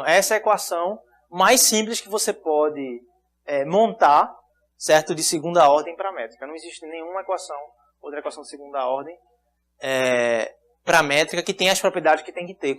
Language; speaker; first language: Portuguese; native; Portuguese